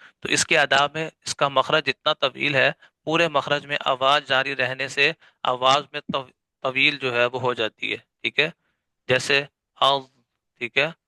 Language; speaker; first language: Urdu; native; Urdu